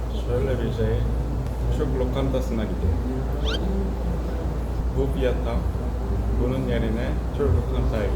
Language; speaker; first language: Turkish; non-native, learner; Korean